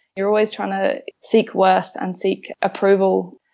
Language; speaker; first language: English; native; English